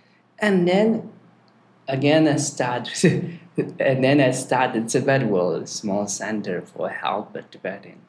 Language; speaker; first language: English; non-native, learner; Tibetan